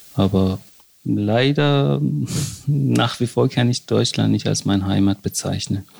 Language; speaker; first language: German; non-native, fluent; Persian